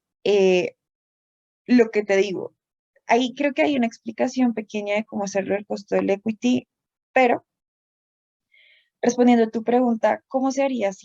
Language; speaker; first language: Spanish; native; Spanish